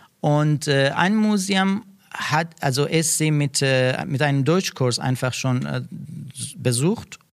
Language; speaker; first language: German; non-native, learner; Persian